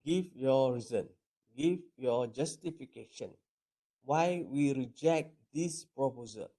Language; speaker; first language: English; non-native, local second language; Malay